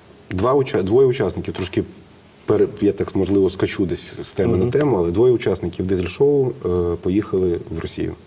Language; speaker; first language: Ukrainian; native; Ukrainian